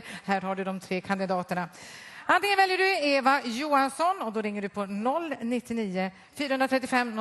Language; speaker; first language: Swedish; native; Swedish